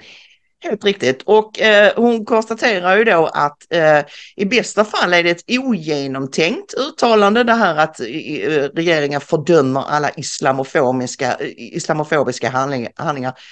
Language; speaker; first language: Swedish; native; Swedish